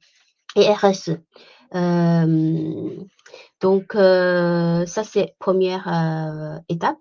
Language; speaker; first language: French; non-native, fluent; Chinese